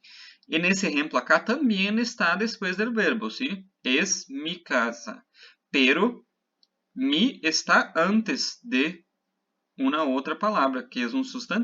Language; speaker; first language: Spanish; non-native, fluent; Portuguese